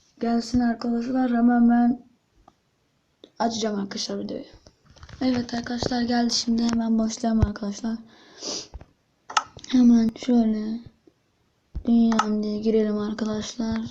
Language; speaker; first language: Turkish; native; Turkish